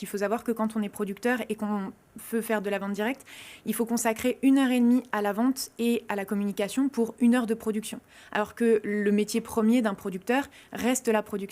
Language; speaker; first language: French; native; French